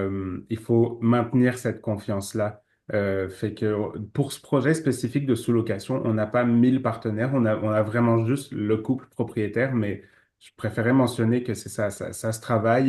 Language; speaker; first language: French; native; French